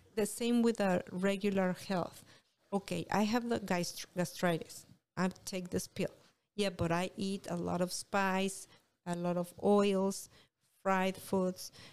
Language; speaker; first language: English; non-native, fluent; Spanish